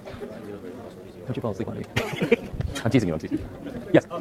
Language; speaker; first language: English; native; English